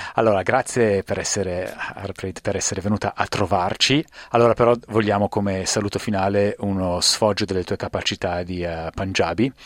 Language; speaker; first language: Italian; native; Italian